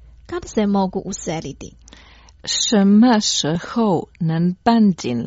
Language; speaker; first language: Chinese; non-native, learner; Croatian